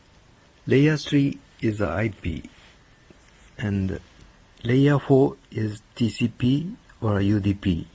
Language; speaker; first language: English; non-native, learner; Japanese